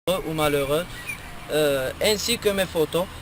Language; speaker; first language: French; non-native, learner; Arabic